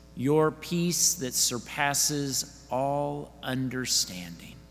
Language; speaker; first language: English; native; English